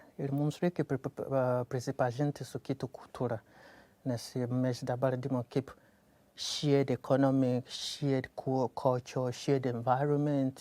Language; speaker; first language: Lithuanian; non-native, learner; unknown